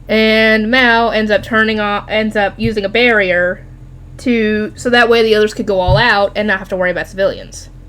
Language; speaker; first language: English; native; English